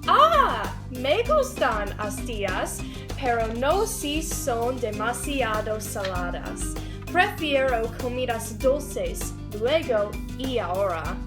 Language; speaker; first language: Spanish; non-native, learner; English